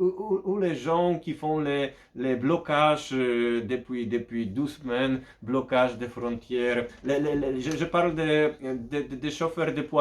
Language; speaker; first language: French; non-native, fluent; Polish